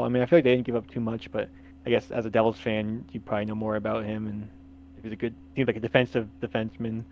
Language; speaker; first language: English; native; English